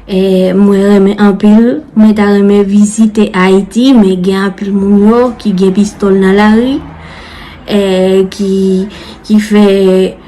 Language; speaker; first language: Haitian Creole; non-native, learner; Spanish